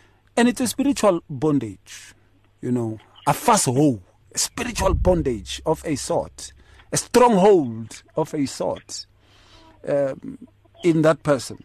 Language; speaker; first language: English; non-native, local second language; Northern Sotho